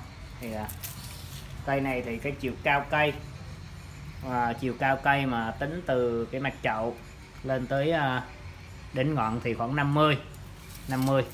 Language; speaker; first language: Vietnamese; native; Vietnamese